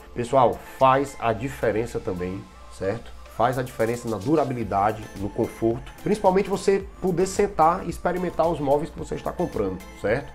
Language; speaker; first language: Portuguese; native; Portuguese